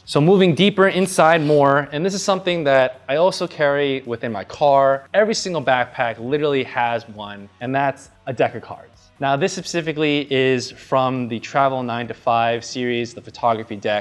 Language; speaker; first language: English; native; English